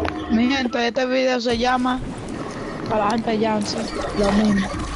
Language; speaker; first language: Spanish; native; Spanish